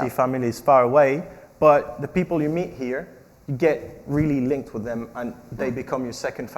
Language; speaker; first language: English; non-native, fluent; French